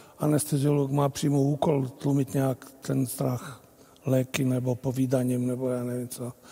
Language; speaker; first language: Czech; non-native, fluent; Bosnian